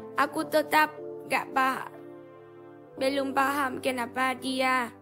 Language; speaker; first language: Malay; non-native, learner; Vietnamese